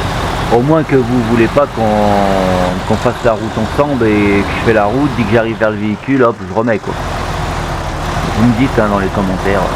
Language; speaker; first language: French; native; French